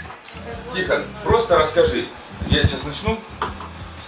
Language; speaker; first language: Russian; native; Russian